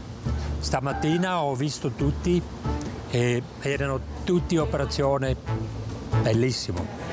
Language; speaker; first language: Italian; non-native, local second language; German